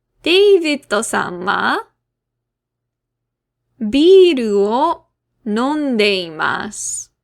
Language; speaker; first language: Japanese; non-native, fluent; English